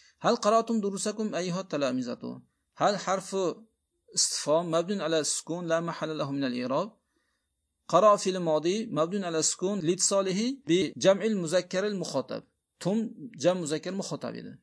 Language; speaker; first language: Arabic; non-native, fluent; Uzbek